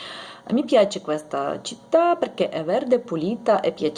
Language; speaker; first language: Italian; non-native, learner; Ukrainian